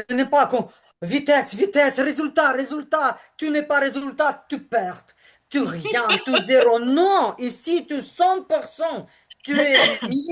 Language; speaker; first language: French; non-native, learner; Ukrainian